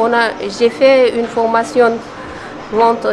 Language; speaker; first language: French; non-native, learner; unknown